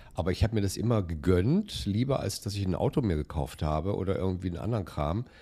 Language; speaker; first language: German; native; German